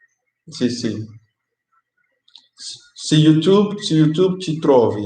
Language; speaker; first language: Italian; non-native, fluent; English